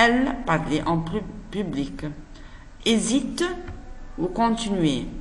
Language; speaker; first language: French; non-native, fluent; Arabic